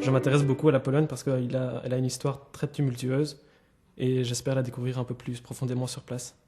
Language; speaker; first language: French; native; French